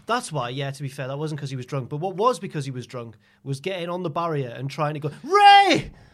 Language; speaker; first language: English; native; English